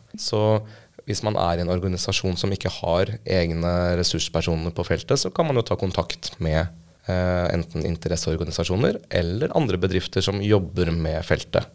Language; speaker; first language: Norwegian; native; Norwegian